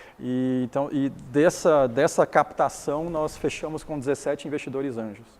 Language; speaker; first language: Portuguese; early bilingual, other home language; Chinese